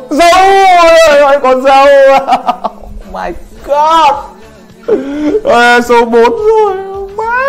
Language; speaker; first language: Vietnamese; native; Vietnamese